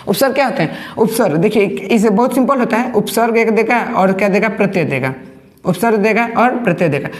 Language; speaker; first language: Hindi; native; Hindi